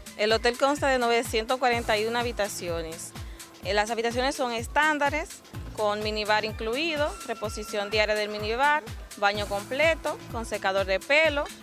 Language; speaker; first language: Spanish; native; Spanish